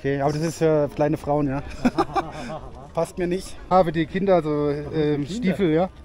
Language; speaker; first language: German; native; German